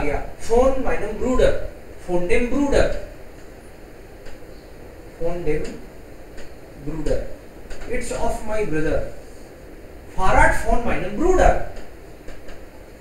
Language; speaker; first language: Hindi; non-native, local second language; Gujarati